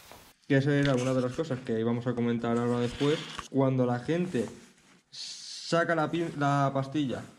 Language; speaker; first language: Spanish; native; Spanish